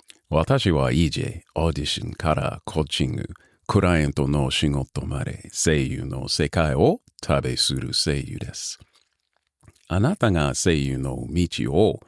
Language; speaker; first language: Japanese; non-native, learner; English